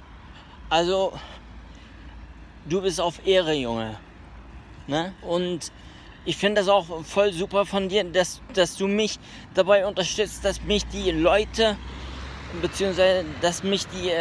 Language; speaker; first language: German; early bilingual, other home language; Turkish